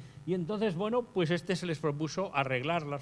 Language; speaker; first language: Spanish; native; Spanish